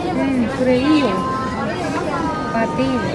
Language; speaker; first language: Japanese; non-native, learner; Thai